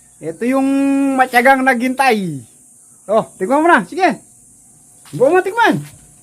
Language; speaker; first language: Filipino; native; Filipino